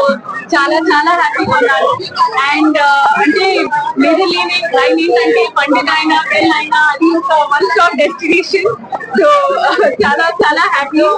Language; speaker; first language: Telugu; non-native, local second language; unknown